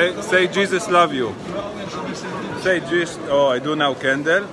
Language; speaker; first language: English; non-native, learner; Hebrew